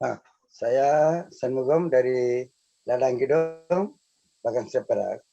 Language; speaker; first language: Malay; non-native, local second language; Tamil